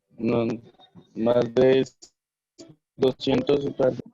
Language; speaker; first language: Spanish; native; Spanish